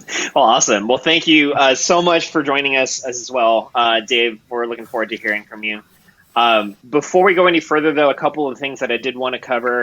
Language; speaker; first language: English; native; English